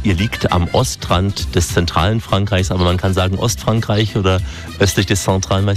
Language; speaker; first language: German; native; German